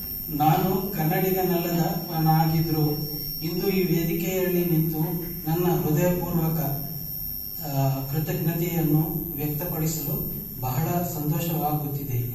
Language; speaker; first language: Kannada; non-native, learner; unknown